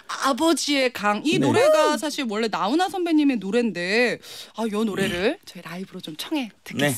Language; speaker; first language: Korean; native; Korean